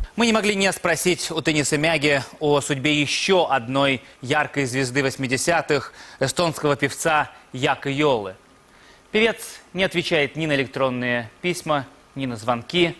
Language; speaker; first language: Russian; native; Russian